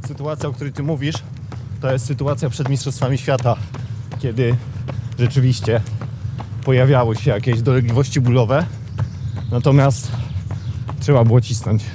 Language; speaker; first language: Polish; native; Polish